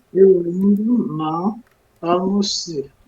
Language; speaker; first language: Portuguese; non-native, learner; English